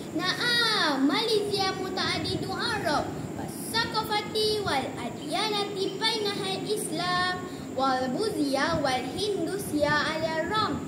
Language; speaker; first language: Arabic; non-native, learner; Malay